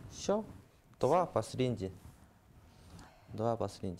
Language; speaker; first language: Russian; non-native, learner; Chinese